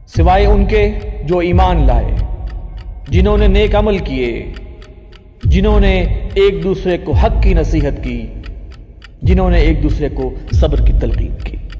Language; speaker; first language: Hindi; native; Hindi